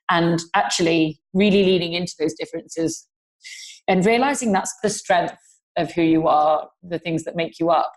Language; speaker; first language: English; non-native, local second language; Gujarati